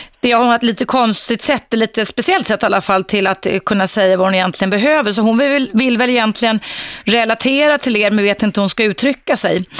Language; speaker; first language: Swedish; native; Swedish